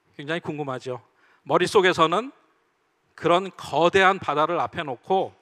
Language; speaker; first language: Korean; native; Korean